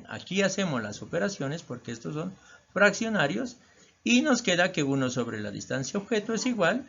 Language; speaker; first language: Spanish; native; Spanish